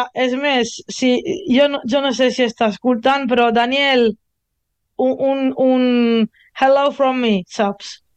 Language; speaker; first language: Catalan; non-native, learner; Italian